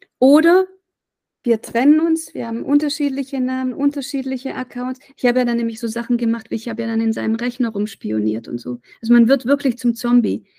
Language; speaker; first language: German; native; German